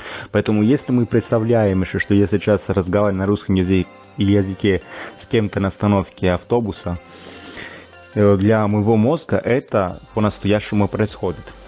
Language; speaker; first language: Russian; non-native, fluent; Italian